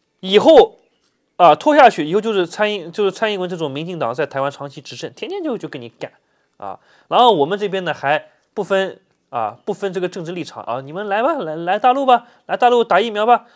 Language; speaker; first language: Chinese; native; Chinese